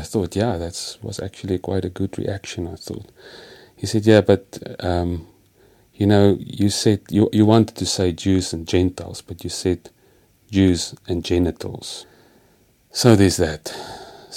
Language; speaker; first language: English; non-native, local second language; Afrikaans